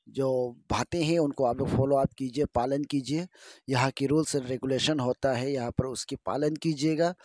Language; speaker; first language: Hindi; non-native, local second language; Adi